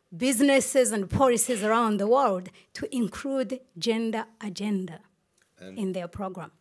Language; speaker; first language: English; non-native, local second language; Kinyarwanda